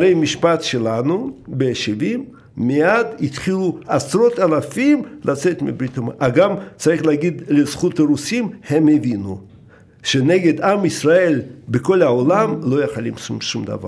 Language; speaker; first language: Hebrew; non-native, fluent; Russian